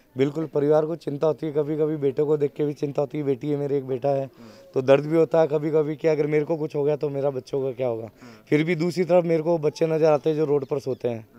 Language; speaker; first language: Hindi; native; Hindi